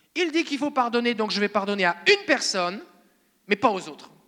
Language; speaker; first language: French; native; French